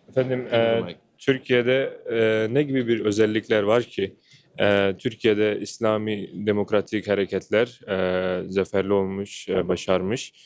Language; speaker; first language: Turkish; non-native, fluent; Urdu